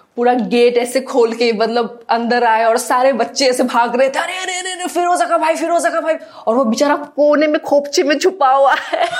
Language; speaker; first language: Hindi; non-native, local second language; Assamese